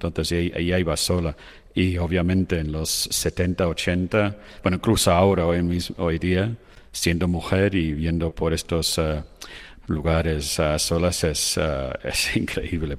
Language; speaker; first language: Spanish; non-native, fluent; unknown